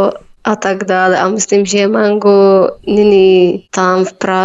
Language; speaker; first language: Czech; non-native, learner; Arabic